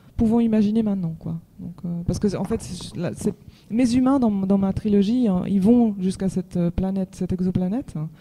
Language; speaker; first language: French; native; French